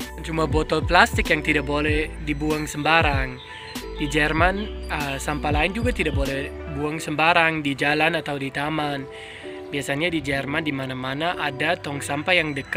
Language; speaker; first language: Indonesian; non-native, fluent; German